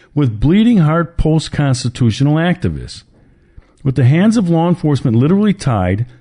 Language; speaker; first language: English; native; English